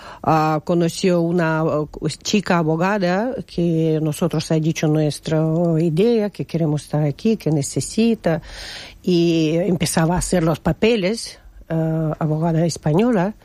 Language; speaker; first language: Spanish; non-native, learner; Russian